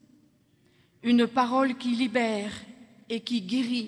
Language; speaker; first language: French; native; French